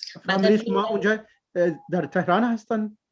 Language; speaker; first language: Persian; non-native, learner; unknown